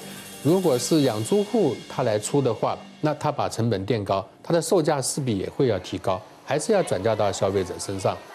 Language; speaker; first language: Chinese; native; Chinese